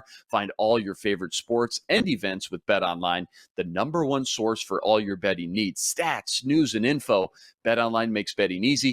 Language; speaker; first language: English; native; English